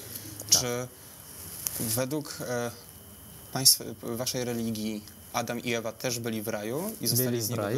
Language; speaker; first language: Polish; native; Polish